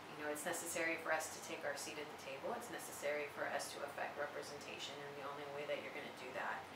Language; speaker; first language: English; native; English